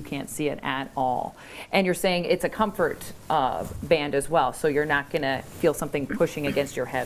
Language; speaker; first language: English; native; English